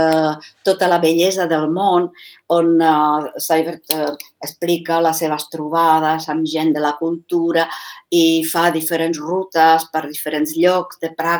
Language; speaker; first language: Catalan; non-native, fluent; Czech